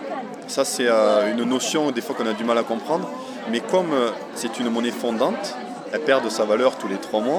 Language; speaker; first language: French; native; French